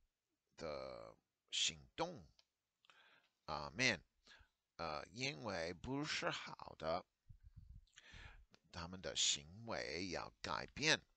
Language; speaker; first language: Cantonese; non-native, learner; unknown